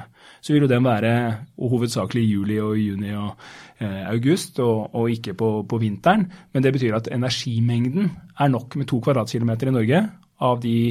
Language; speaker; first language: Norwegian; native; Norwegian